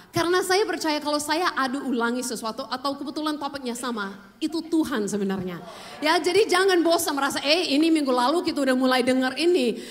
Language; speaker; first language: Indonesian; non-native, fluent; English